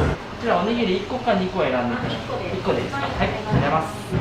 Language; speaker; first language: Japanese; native; Japanese